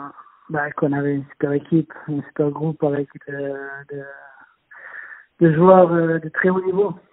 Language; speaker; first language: French; non-native, fluent; Swedish